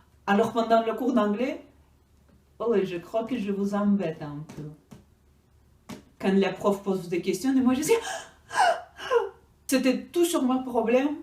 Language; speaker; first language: French; non-native, fluent; Ukrainian